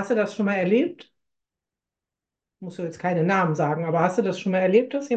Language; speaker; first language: German; native; German